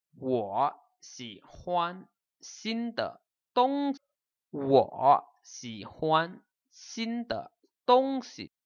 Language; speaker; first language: Chinese; non-native, fluent; Lao